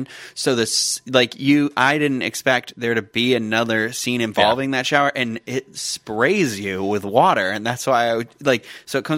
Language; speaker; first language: English; native; English